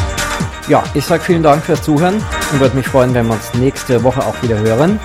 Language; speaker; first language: German; native; German